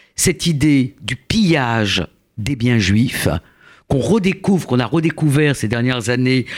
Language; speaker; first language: French; native; French